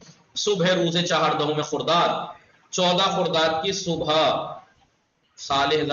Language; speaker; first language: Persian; non-native, fluent; Urdu